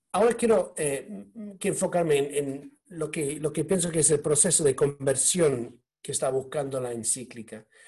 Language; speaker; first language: Spanish; non-native, fluent; English